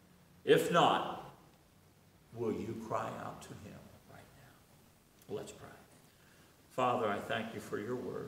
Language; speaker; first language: English; native; English